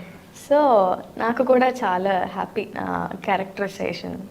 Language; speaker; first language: Telugu; non-native, learner; Tamil